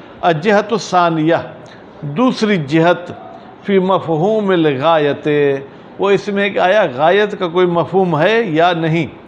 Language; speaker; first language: Urdu; non-native, local second language; Sindhi